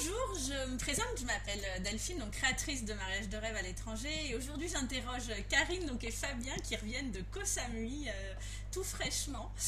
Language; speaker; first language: French; native; French